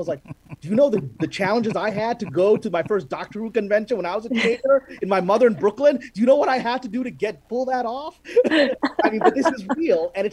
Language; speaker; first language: English; non-native, local second language; Urdu